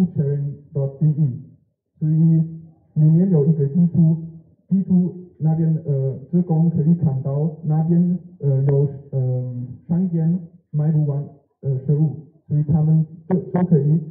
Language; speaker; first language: Chinese; non-native, learner; German